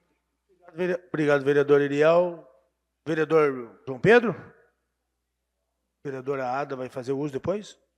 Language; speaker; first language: Portuguese; native; Portuguese